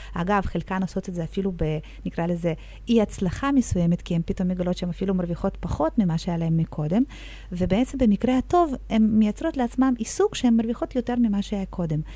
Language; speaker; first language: Hebrew; early bilingual, other home language; Russian